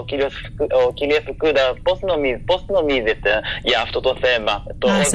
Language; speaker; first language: Greek; non-native, fluent; Japanese